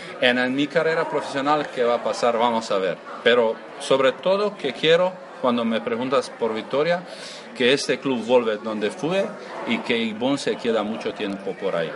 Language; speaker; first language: Spanish; non-native, learner; Croatian